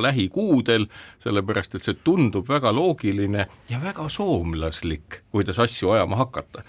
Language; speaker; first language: Estonian; native; Estonian